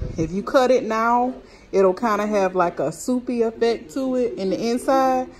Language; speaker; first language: English; native; English